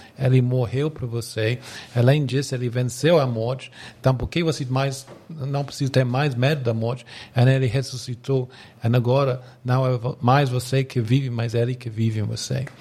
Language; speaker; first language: Portuguese; non-native, fluent; English